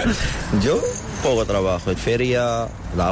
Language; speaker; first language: Spanish; non-native, learner; Arabic